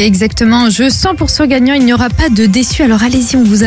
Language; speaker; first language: French; native; French